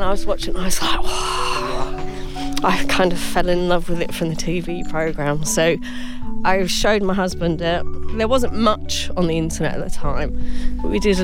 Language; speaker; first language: English; native; English